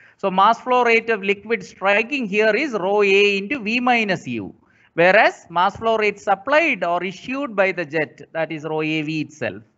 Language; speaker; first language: English; non-native, local second language; Malayalam